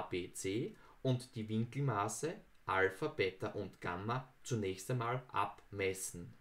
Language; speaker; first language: German; native; German